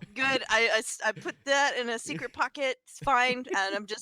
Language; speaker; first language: English; native; English